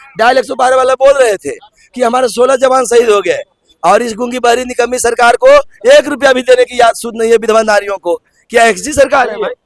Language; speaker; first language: Hindi; native; Hindi